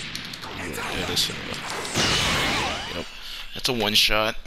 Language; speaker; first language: English; native; English